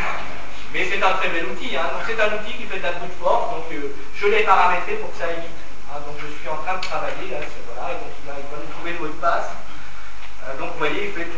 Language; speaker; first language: French; native; French